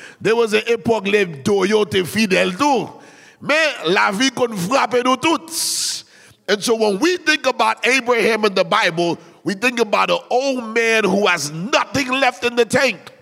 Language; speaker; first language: English; early bilingual, other home language; Haitian Creole